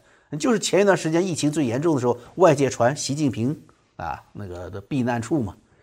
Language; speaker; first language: Chinese; native; Chinese